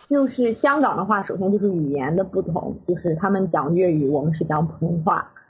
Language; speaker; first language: Chinese; native; Chinese